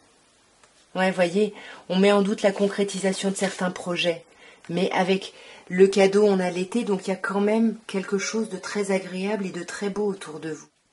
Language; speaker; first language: French; native; French